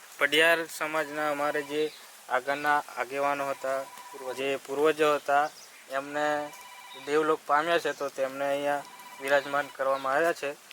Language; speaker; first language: Gujarati; non-native, local second language; Rathawi